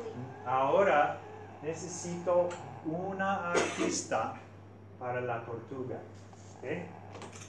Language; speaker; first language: Spanish; non-native, fluent; English